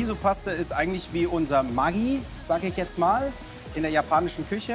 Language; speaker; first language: German; native; German